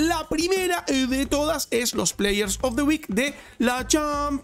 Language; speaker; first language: Spanish; native; Spanish